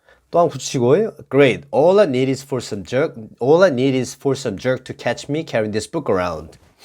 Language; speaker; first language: English; non-native, fluent; Korean